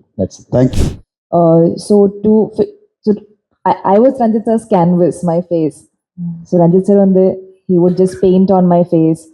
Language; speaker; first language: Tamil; non-native, learner; Malayalam